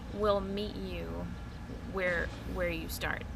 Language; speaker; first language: English; native; English